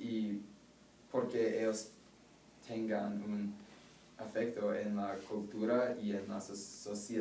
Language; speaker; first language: Spanish; non-native, learner; English